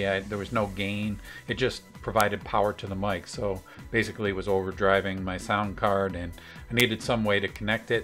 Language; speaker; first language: English; native; English